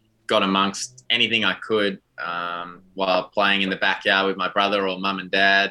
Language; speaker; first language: English; native; English